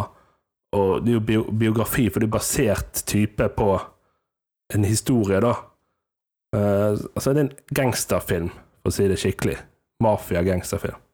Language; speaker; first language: Norwegian; native; Norwegian